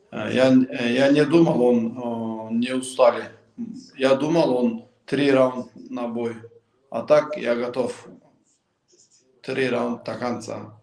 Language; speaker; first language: Russian; non-native, local second language; Kyrgyz